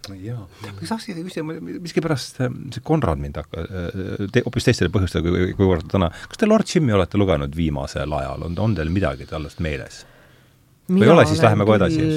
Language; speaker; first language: Estonian; native; Estonian